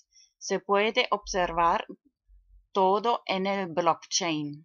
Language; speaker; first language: Spanish; non-native, fluent; German